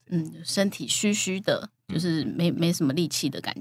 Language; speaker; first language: Chinese; native; Chinese